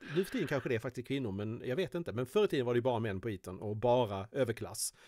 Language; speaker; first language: Swedish; native; Swedish